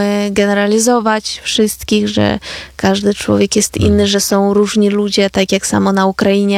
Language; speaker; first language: Polish; non-native, fluent; Ukrainian